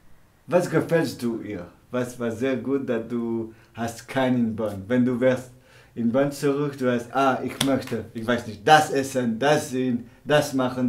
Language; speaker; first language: German; non-native, learner; French